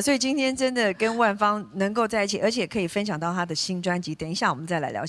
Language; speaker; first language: Chinese; native; Chinese